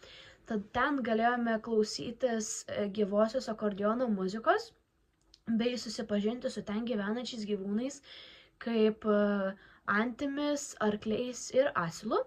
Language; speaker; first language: Lithuanian; native; Lithuanian